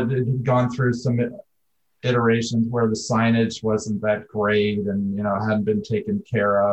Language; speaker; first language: English; native; English